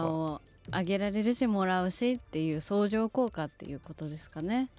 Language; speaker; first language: Japanese; native; Japanese